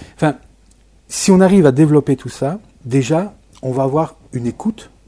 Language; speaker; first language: French; native; French